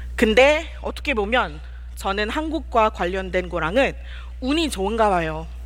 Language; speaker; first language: Korean; non-native, fluent; Malay